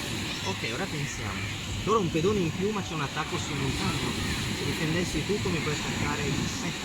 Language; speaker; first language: Italian; native; Italian